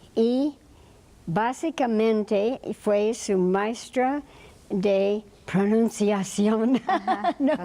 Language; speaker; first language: Spanish; non-native, fluent; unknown